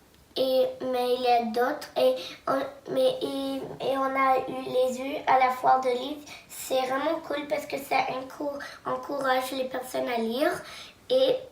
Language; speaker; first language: French; non-native, local second language; English